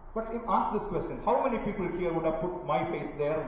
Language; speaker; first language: English; non-native, local second language; Malayalam